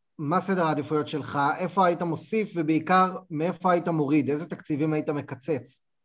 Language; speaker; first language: Hebrew; native; Hebrew